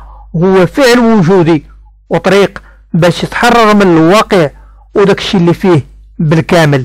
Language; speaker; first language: Arabic; native; Arabic